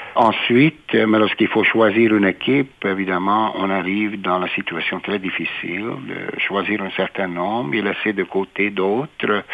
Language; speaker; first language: French; non-native, fluent; Hungarian